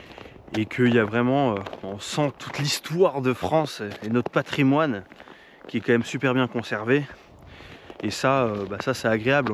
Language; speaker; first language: French; native; French